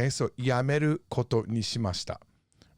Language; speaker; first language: Japanese; non-native, fluent; English